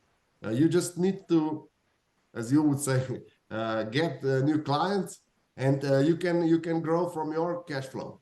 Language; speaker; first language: English; non-native, fluent; Slovenian